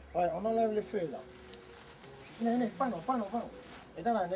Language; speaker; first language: French; non-native, local second language; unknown